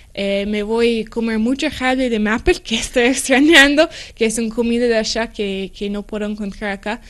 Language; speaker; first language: Spanish; non-native, learner; English